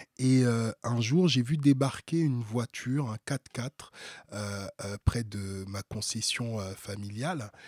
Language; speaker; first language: French; early bilingual, other home language; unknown